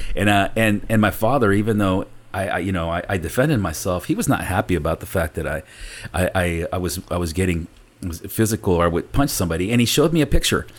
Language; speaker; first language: English; early bilingual, other home language; Spanish